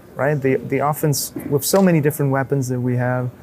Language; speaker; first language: English; non-native, fluent; German